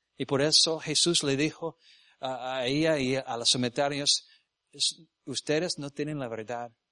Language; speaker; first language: Spanish; early bilingual, heritage; Spanish